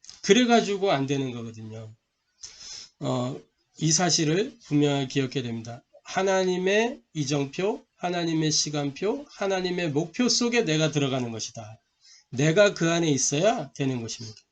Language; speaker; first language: Korean; native; Korean